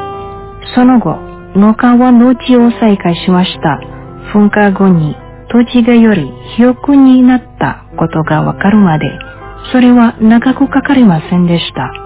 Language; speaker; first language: Japanese; non-native, fluent; Indonesian